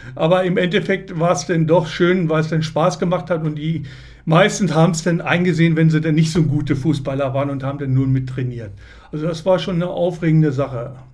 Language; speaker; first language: German; native; German